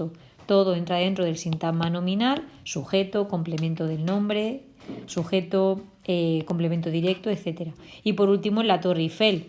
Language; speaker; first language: Spanish; native; Spanish